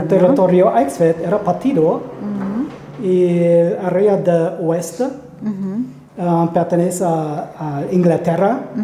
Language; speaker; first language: Spanish; non-native, fluent; German